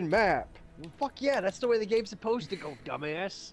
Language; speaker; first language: English; native; English